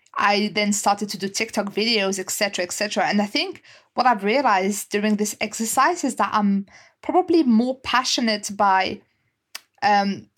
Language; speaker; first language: English; non-native, fluent; French